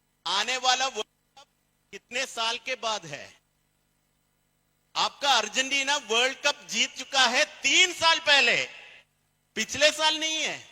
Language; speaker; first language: Hindi; non-native, learner; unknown